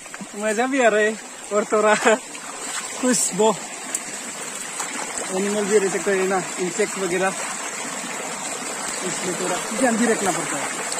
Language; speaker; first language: Hindi; non-native, local second language; Bodo